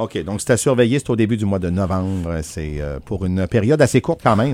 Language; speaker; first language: French; native; French